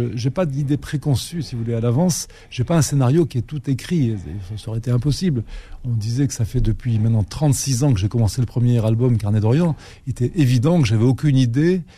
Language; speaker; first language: French; native; French